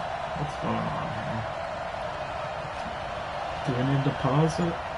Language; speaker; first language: English; native; English